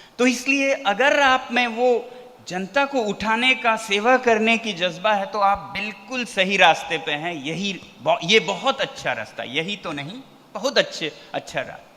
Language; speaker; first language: Hindi; non-native, local second language; Ladakhi